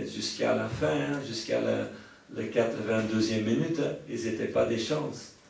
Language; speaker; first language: French; non-native, local second language; Dutch